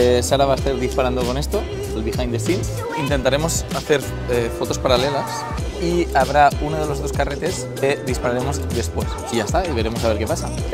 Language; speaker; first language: Spanish; native; Spanish